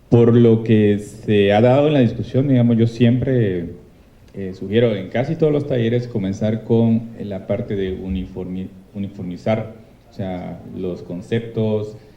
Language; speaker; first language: Spanish; native; Spanish